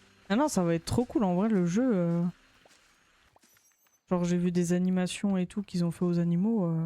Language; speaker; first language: French; native; French